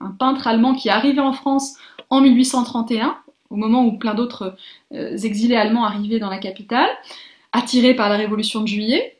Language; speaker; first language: French; native; French